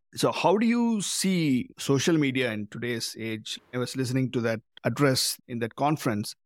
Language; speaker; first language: English; non-native, local second language; Tamil